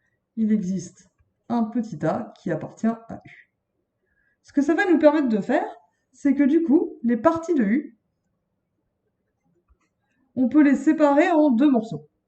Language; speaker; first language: French; native; French